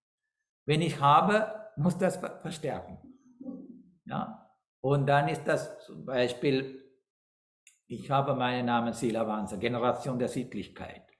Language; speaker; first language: German; non-native, fluent; Sinhala